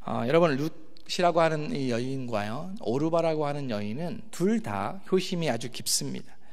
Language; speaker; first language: Korean; native; Korean